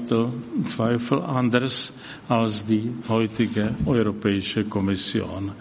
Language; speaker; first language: German; non-native, fluent; Czech